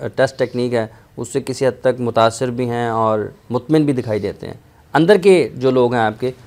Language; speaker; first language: Urdu; non-native, local second language; Punjabi